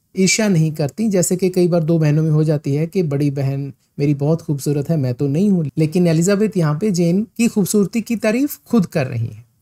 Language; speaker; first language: Hindi; non-native, local second language; Punjabi